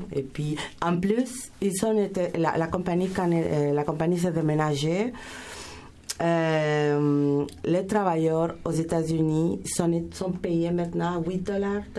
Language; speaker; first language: French; non-native, fluent; Spanish